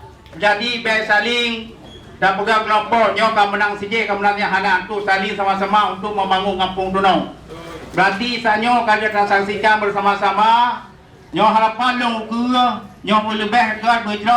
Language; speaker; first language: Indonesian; non-native, local second language; Achinese